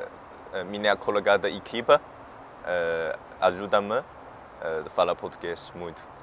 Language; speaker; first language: Portuguese; non-native, learner; Chinese